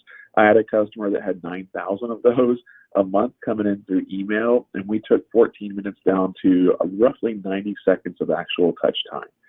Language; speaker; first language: English; native; English